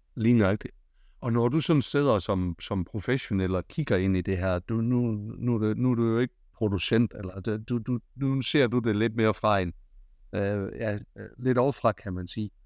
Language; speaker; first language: Danish; native; Danish